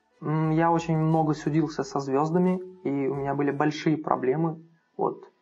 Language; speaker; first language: Russian; non-native, local second language; Uzbek